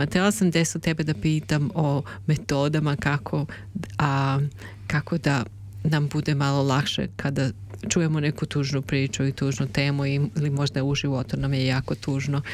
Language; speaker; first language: Serbian; native; Serbian